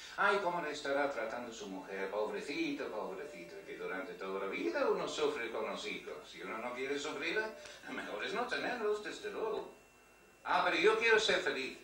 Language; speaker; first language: Spanish; non-native, fluent; English